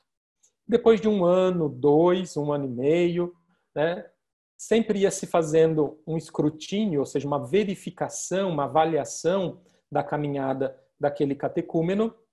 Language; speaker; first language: Portuguese; native; Portuguese